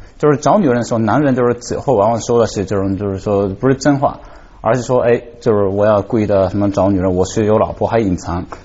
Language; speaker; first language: Chinese; non-native, fluent; Japanese